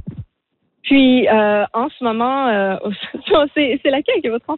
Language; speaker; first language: French; native; French